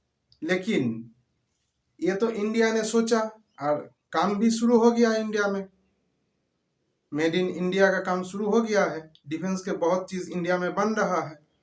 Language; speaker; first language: Hindi; non-native, local second language; Bangla